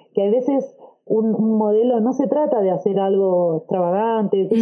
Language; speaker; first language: Spanish; native; Spanish